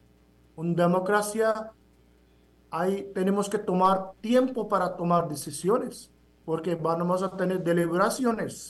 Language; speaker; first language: Spanish; non-native, fluent; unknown